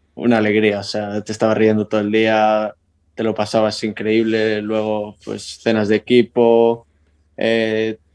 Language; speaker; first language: Spanish; native; Spanish